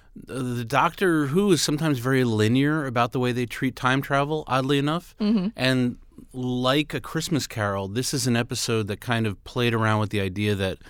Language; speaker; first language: English; native; English